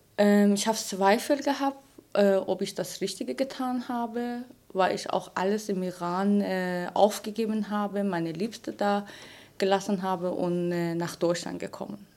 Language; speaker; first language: German; non-native, fluent; Persian